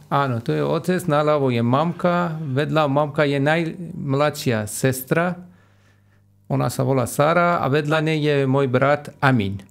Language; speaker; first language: Slovak; non-native, fluent; Persian